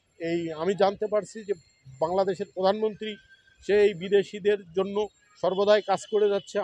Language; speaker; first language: Bangla; native; Bangla